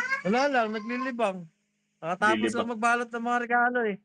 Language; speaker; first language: Filipino; native; Filipino